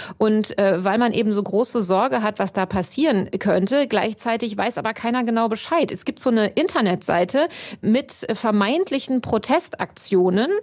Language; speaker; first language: German; native; German